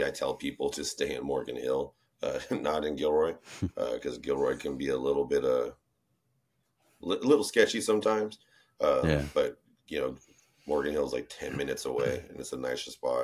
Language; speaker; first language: English; native; English